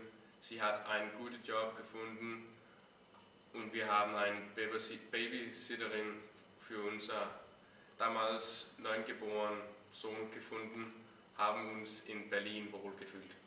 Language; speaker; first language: German; non-native, learner; Danish